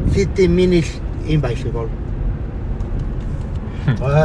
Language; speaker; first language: English; non-native, learner; Spanish